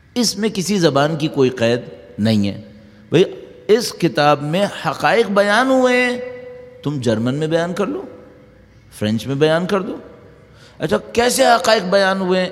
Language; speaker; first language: Urdu; native; Urdu